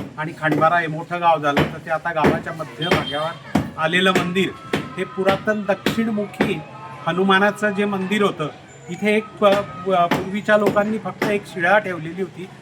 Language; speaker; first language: Marathi; native; Marathi